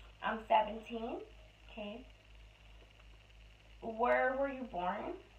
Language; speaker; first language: English; early bilingual, other home language; Spanish